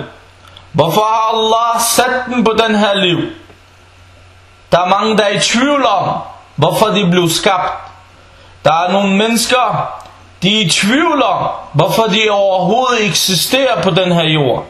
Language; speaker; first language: Danish; non-native, fluent; Arabic